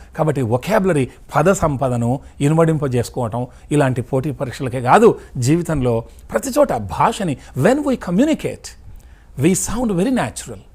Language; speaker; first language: Telugu; native; Telugu